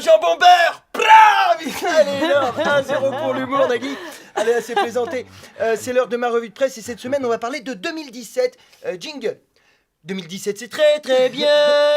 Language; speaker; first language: French; native; French